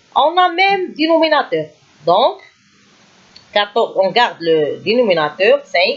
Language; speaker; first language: French; non-native, local second language; Arabic